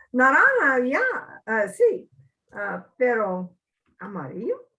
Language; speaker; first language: Spanish; non-native, learner; English